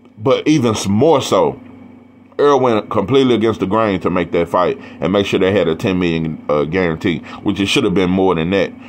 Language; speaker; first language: English; native; English